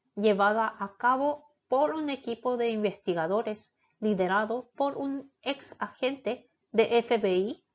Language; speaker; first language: Spanish; non-native, fluent; Korean